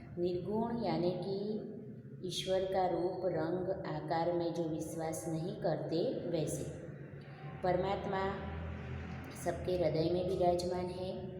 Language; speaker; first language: Hindi; non-native, local second language; Gujarati